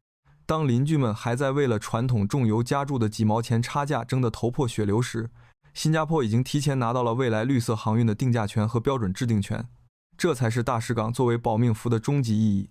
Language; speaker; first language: Chinese; native; Chinese